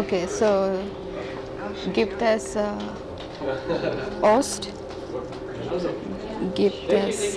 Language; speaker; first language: German; non-native, learner; English